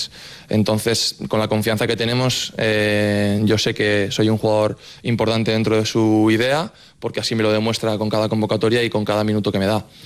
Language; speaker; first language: Spanish; native; Spanish